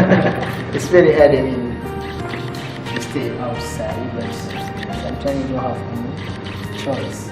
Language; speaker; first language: English; non-native, local second language; Swahili